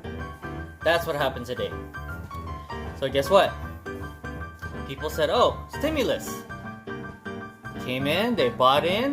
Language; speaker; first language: English; native; English